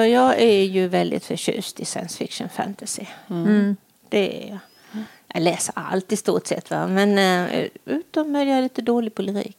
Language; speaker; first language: Swedish; native; Swedish